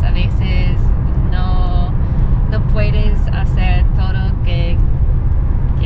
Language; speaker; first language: Spanish; non-native, learner; English